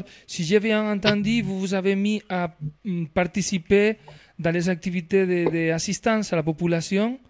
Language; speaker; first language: French; non-native, fluent; Spanish